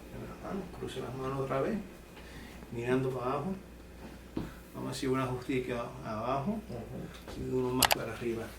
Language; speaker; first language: Spanish; early bilingual, heritage; English